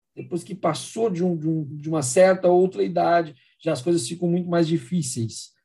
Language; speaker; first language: Portuguese; native; Portuguese